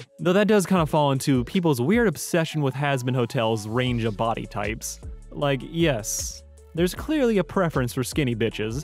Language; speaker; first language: English; native; English